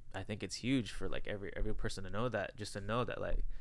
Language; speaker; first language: English; early bilingual, other home language; Filipino